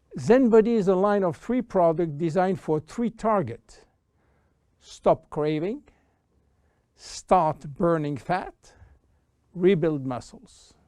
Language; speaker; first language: English; non-native, fluent; French